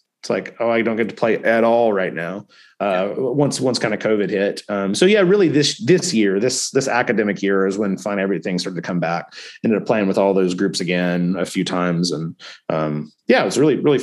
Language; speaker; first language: English; native; English